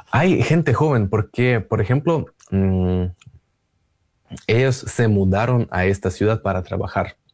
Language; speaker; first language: Spanish; non-native, learner; Russian